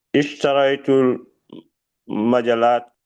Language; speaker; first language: Arabic; non-native, learner; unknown